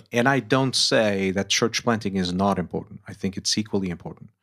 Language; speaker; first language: English; non-native, fluent; Portuguese